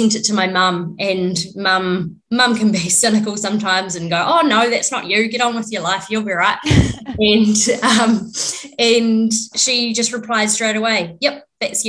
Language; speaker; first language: English; native; English